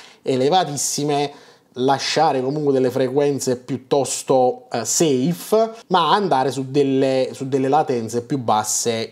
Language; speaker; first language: Italian; native; Italian